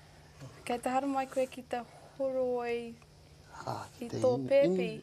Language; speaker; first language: Māori; non-native, learner; English